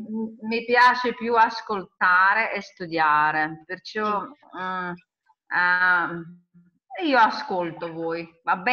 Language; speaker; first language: Italian; non-native, learner; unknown